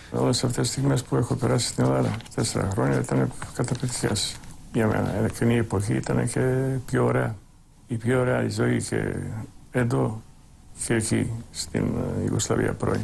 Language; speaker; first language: Greek; non-native, fluent; Croatian